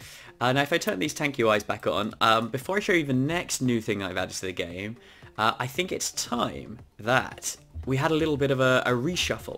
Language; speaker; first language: English; native; English